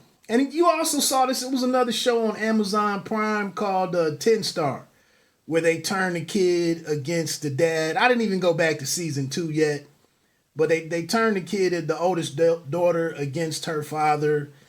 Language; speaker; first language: English; native; English